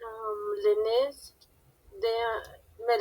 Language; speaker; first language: French; non-native, learner; Spanish